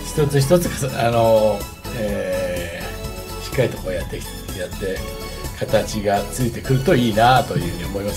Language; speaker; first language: Japanese; native; Japanese